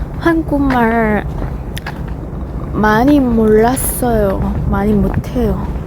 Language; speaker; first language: Korean; non-native, learner; Hmong